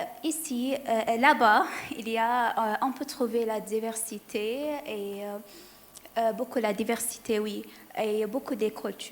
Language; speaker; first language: French; non-native, learner; Arabic